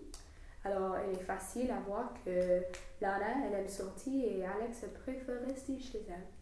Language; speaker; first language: French; non-native, learner; English